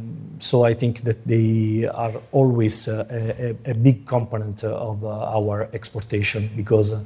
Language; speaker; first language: English; non-native, fluent; Italian